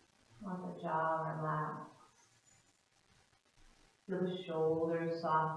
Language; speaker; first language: English; native; English